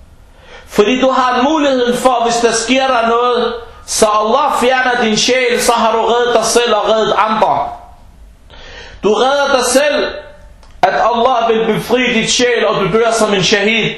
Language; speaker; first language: Danish; non-native, local second language; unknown